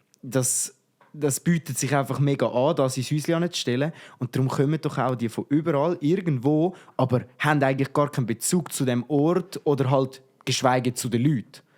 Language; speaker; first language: German; native; German